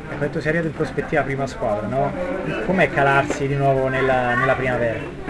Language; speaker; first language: Italian; native; Italian